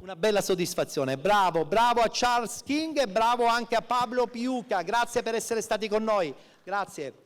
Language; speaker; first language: Italian; native; Italian